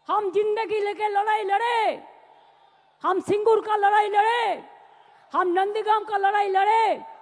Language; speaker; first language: Hindi; non-native, local second language; Bangla